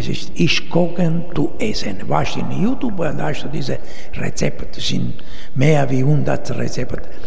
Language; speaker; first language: German; non-native, learner; Italian